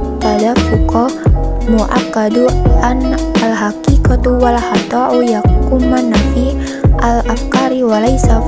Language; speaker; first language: Arabic; non-native, learner; Indonesian